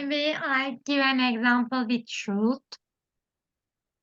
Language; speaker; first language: English; non-native, learner; Turkish